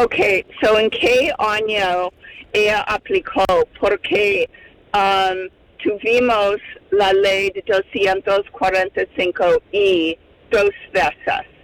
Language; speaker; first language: Spanish; non-native, fluent; English